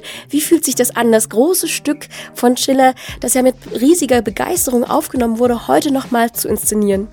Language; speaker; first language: German; native; German